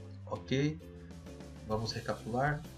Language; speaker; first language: Portuguese; non-native, fluent; French